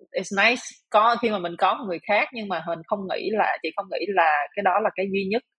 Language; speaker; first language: Vietnamese; native; Vietnamese